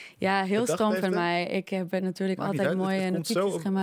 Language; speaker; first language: Dutch; non-native, fluent; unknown